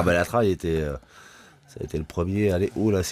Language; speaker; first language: French; native; French